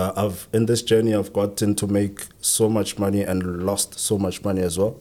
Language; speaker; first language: English; non-native, local second language; Southern Sotho